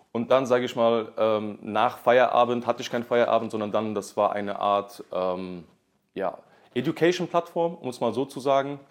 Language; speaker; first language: German; early bilingual, other home language; Kurdish